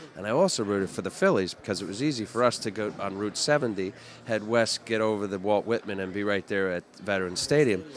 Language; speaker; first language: English; native; English